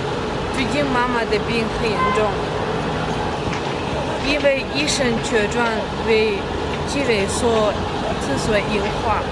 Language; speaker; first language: Chinese; non-native, fluent; Kyrgyz